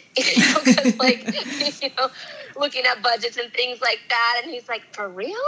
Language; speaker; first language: English; native; English